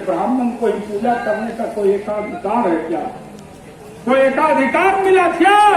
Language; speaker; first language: Hindi; native; Hindi